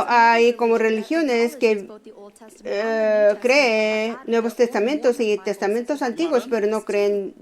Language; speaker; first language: Spanish; non-native, fluent; Korean